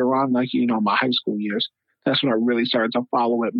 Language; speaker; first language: English; native; English